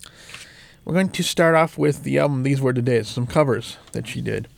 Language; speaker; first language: English; native; English